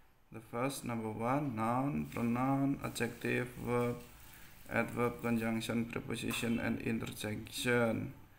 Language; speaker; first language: English; non-native, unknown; Indonesian